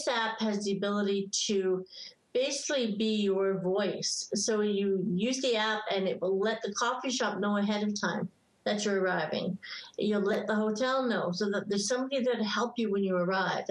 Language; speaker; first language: English; native; English